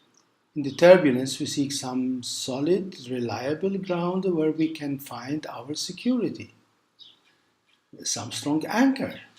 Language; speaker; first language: English; non-native, local second language; Maltese